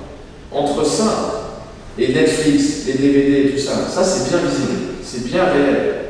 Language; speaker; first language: French; native; French